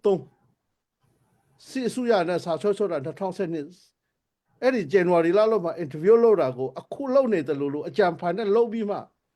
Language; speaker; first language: Burmese; non-native, local second language; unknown